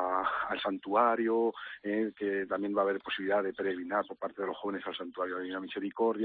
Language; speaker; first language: Spanish; native; Spanish